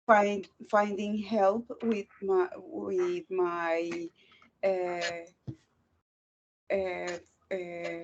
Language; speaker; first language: English; non-native, learner; Spanish